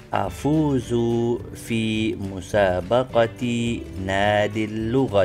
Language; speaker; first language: Arabic; non-native, fluent; Malay